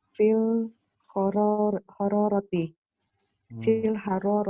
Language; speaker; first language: Arabic; non-native, learner; Indonesian